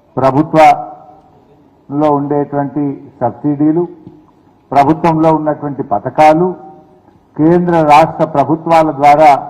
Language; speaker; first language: Telugu; native; Telugu